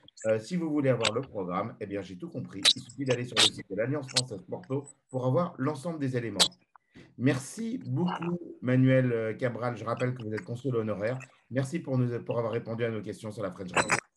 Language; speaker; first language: French; native; French